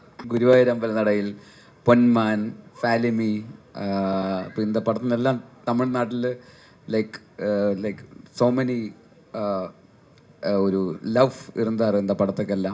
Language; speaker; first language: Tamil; non-native, local second language; Malayalam